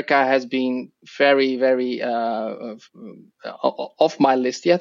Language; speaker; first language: English; non-native, fluent; Dutch